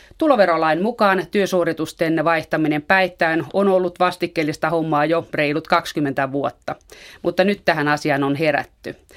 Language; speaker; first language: Finnish; native; Finnish